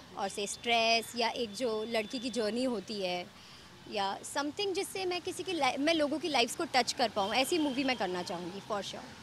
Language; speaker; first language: Hindi; native; Hindi